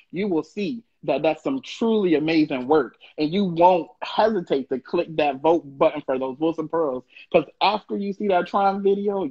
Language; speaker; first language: English; native; English